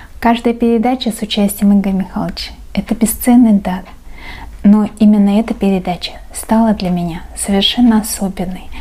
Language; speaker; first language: Russian; non-native, local second language; Uzbek